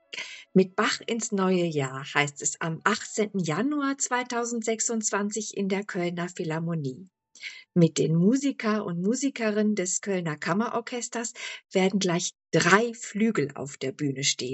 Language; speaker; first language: German; native; German